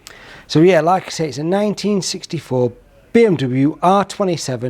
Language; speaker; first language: English; native; English